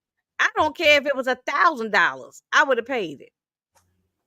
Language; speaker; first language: English; native; English